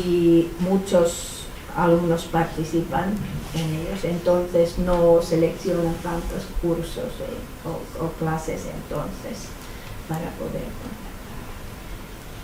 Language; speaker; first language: Spanish; non-native, fluent; Finnish